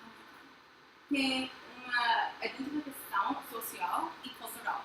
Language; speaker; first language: Portuguese; non-native, fluent; English